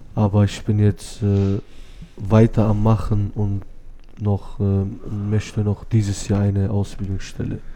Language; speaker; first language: German; non-native, fluent; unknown